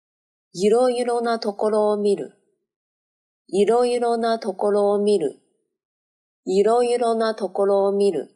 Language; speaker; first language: Japanese; non-native, fluent; Chinese